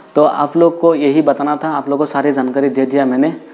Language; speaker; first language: Hindi; non-native, local second language; Assamese